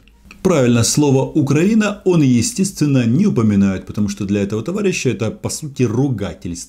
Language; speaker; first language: Russian; native; Russian